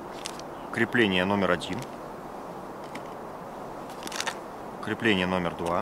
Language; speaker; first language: Russian; native; Russian